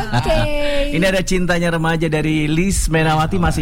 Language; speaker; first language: Indonesian; native; Indonesian